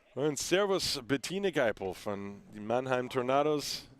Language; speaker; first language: German; non-native, learner; English